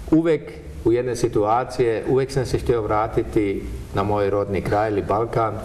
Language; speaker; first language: Croatian; early bilingual, heritage; Croatian